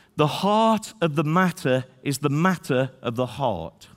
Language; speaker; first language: English; native; English